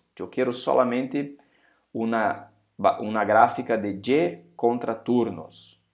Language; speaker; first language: Spanish; non-native, fluent; Portuguese